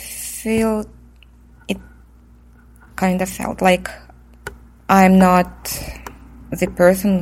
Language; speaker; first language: English; non-native, fluent; Russian